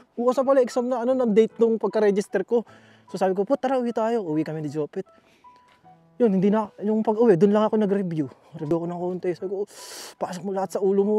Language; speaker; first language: Filipino; native; Filipino